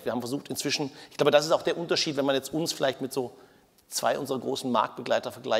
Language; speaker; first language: German; native; German